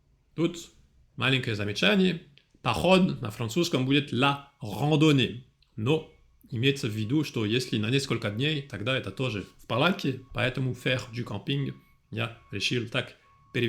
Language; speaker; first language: Russian; non-native, fluent; French